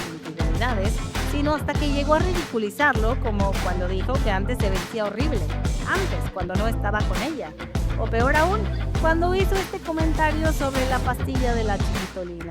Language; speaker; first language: Spanish; native; Spanish